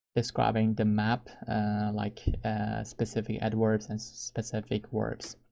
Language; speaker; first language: English; non-native, fluent; Uzbek